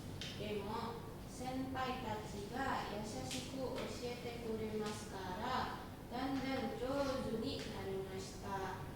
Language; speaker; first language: Japanese; non-native, learner; Indonesian